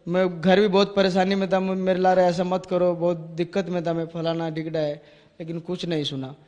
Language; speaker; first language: Hindi; native; Hindi